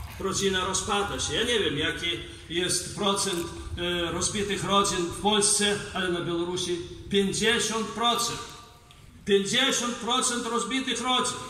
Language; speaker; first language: Polish; non-native, fluent; Belarusian